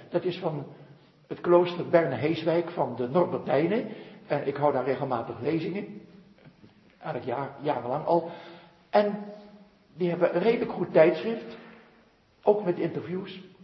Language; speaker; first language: Dutch; native; Dutch